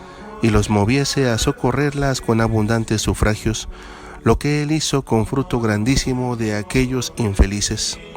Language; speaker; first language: Spanish; native; Spanish